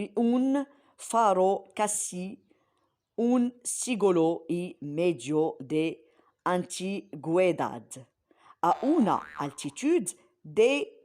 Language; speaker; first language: Spanish; non-native, fluent; Arabic